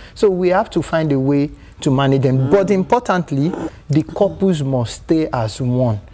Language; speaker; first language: English; non-native, local second language; Yoruba